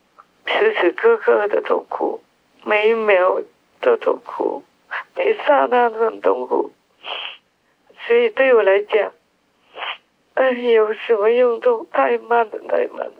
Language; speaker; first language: Chinese; non-native, fluent; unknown